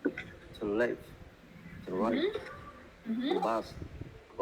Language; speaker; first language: English; non-native, learner; Vietnamese